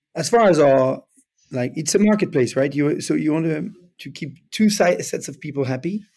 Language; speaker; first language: English; non-native, fluent; French